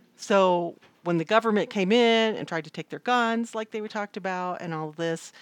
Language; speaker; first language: English; native; English